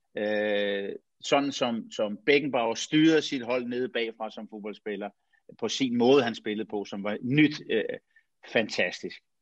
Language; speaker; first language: Danish; native; Danish